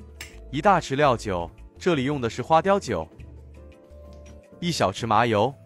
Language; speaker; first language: Chinese; native; Chinese